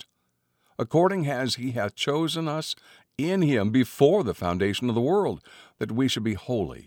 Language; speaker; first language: English; native; English